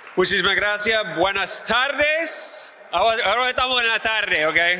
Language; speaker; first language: Spanish; early bilingual, other home language; English